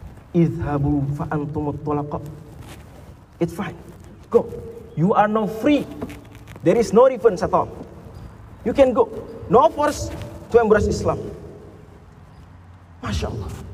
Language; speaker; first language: English; non-native, fluent; Indonesian